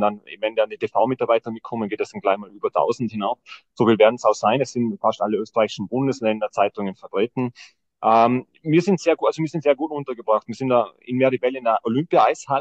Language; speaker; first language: German; native; German